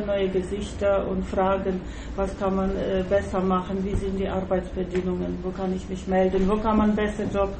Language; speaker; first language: German; non-native, fluent; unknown